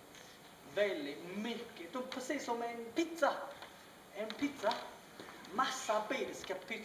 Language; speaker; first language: Swedish; non-native, learner; Chinese